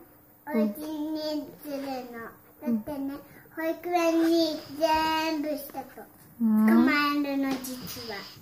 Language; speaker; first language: Japanese; early bilingual, other home language; English